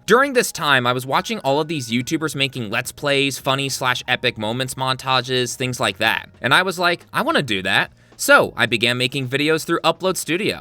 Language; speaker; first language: English; native; English